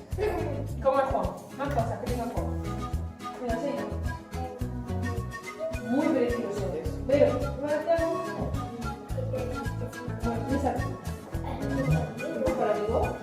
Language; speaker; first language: Spanish; native; Spanish